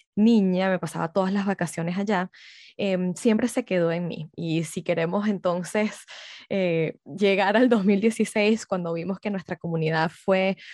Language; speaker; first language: Spanish; early bilingual, heritage; Spanish